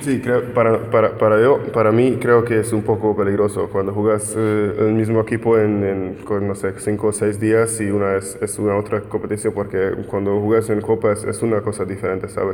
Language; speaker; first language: Spanish; non-native, fluent; Hungarian